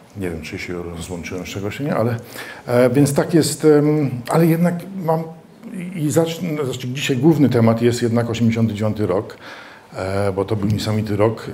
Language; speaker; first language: Polish; early bilingual, heritage; Polish